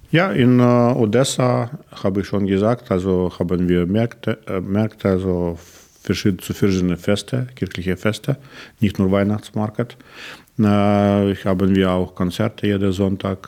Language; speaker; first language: German; non-native, learner; Russian